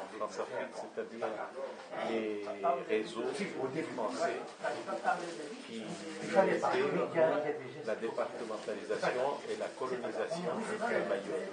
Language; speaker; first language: French; non-native, local second language; Comorian